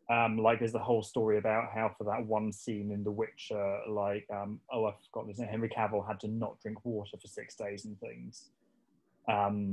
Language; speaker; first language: English; native; English